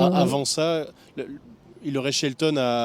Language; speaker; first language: French; native; French